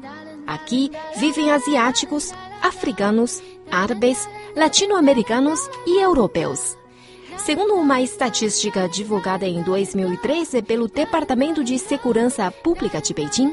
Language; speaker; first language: Portuguese; non-native, fluent; Chinese